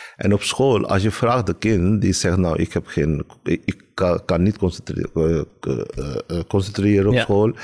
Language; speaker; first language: Dutch; non-native, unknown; Urdu